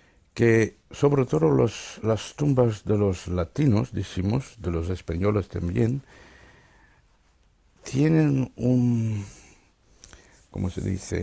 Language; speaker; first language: Spanish; non-native, fluent; Dutch